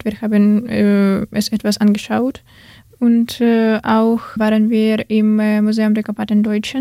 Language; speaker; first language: German; non-native, learner; Ukrainian